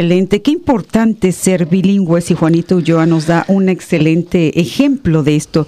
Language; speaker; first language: Spanish; native; Spanish